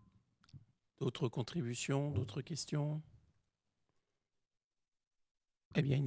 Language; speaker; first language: French; native; French